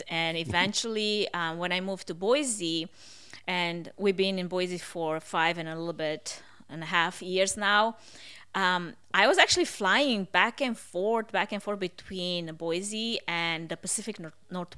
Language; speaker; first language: English; non-native, fluent; Russian